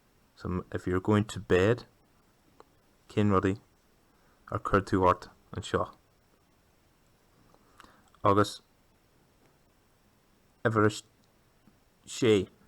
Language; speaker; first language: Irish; non-native, local second language; English